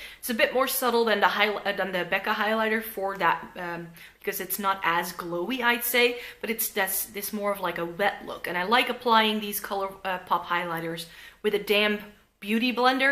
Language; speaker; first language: English; non-native, fluent; Dutch